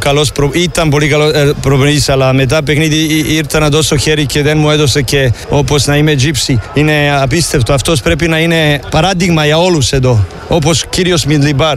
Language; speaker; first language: Greek; non-native, learner; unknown